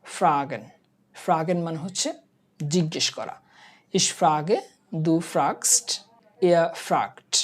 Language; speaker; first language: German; non-native, learner; Bangla